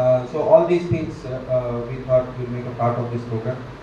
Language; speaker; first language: English; non-native, local second language; Telugu